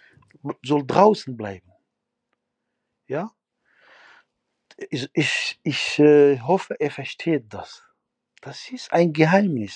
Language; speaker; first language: German; non-native, fluent; Arabic